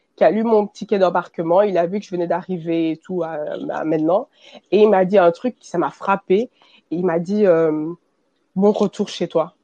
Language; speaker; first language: French; native; French